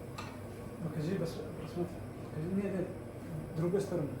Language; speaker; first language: Russian; non-native, learner; Somali